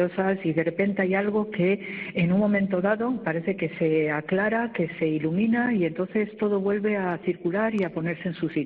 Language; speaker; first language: Spanish; native; Spanish